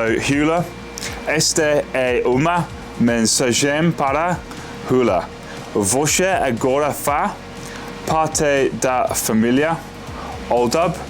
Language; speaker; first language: Portuguese; non-native, learner; English